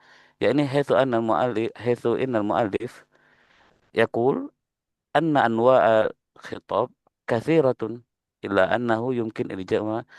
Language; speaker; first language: Arabic; non-native, learner; Indonesian